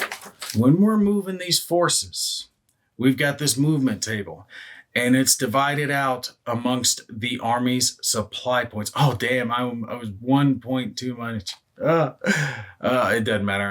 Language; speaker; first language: English; native; English